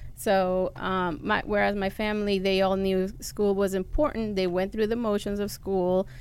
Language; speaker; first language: English; early bilingual, other home language; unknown